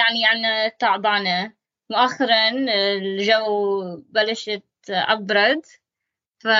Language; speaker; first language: Arabic; non-native, learner; English